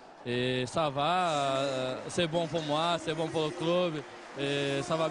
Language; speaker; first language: French; non-native, learner; Portuguese